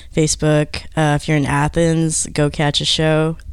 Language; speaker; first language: English; native; English